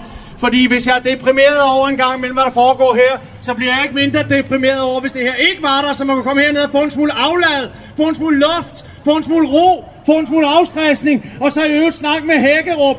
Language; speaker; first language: Danish; native; Danish